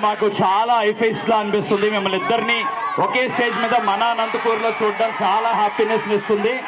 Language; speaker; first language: Telugu; native; Telugu